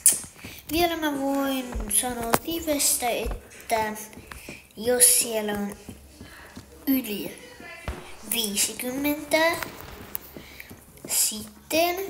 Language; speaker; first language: Finnish; early bilingual, other home language; Russian